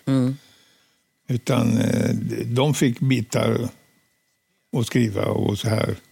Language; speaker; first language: Swedish; native; Swedish